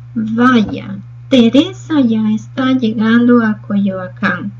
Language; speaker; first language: Spanish; non-native, fluent; Portuguese